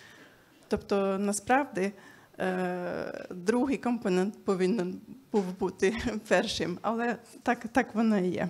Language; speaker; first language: Ukrainian; non-native, fluent; Swedish